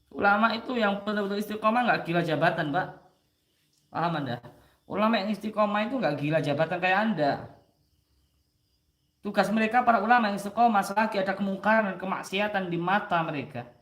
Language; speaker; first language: Indonesian; native; Indonesian